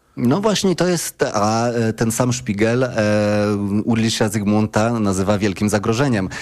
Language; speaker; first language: Polish; native; Polish